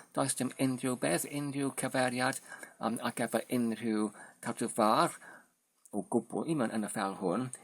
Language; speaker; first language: Welsh; non-native, learner; Polish